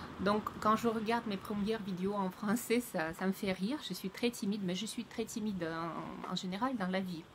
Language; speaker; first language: French; non-native, fluent; Russian